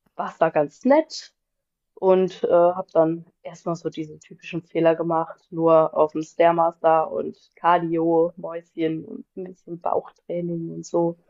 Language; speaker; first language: German; native; German